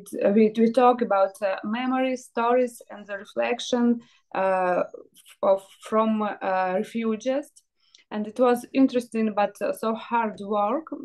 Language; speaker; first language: English; non-native, learner; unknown